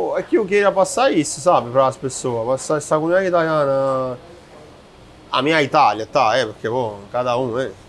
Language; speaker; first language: Portuguese; non-native, fluent; Italian